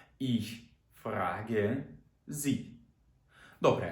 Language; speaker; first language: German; non-native, fluent; Ukrainian